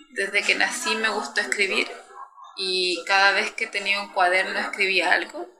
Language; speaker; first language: Spanish; native; Spanish